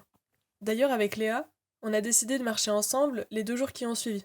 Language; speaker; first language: French; native; French